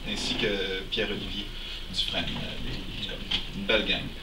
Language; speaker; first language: French; native; French